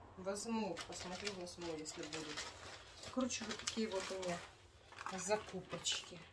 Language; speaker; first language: Russian; native; Russian